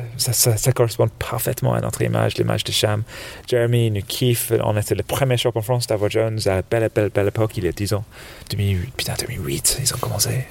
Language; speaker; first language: French; non-native, fluent; English